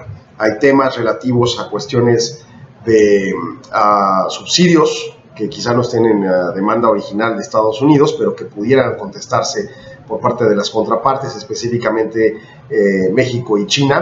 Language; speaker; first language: Spanish; native; Spanish